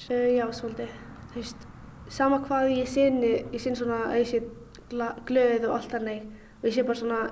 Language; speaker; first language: Icelandic; non-native, fluent; Arabic